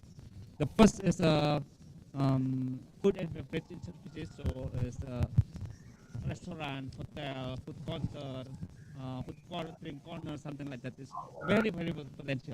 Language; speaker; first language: English; non-native, fluent; Indonesian